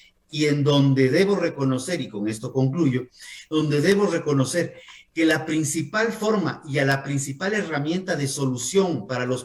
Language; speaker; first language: Spanish; native; Spanish